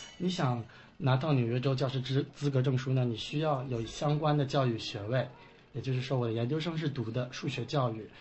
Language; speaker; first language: Chinese; native; Chinese